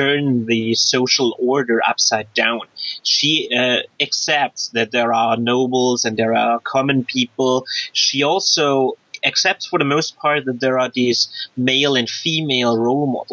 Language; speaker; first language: English; non-native, fluent; German